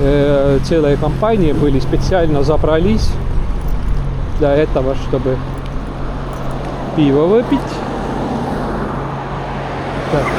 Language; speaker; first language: Russian; non-native, local second language; Estonian